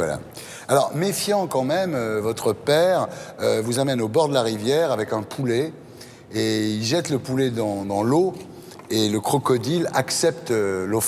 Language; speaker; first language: French; native; French